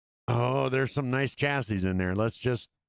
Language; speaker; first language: English; native; English